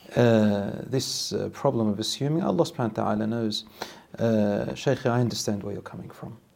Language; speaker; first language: English; native; English